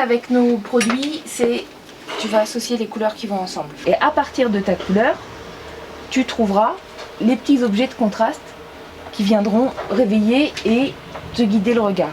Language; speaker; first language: French; native; French